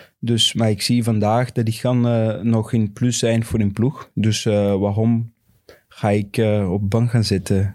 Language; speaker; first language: Dutch; non-native, fluent; Portuguese